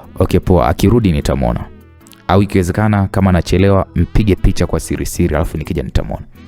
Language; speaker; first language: Swahili; native; Swahili